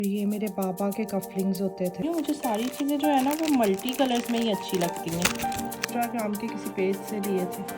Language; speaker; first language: Urdu; native; Urdu